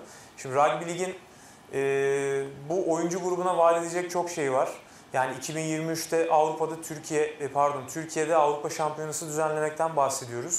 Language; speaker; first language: Turkish; native; Turkish